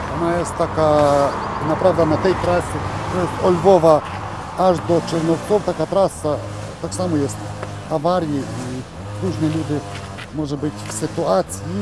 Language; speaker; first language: Polish; non-native, learner; Ukrainian